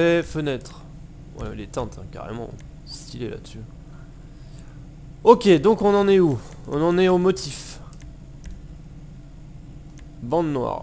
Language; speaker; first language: French; native; French